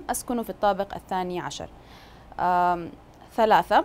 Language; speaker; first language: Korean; non-native, fluent; Arabic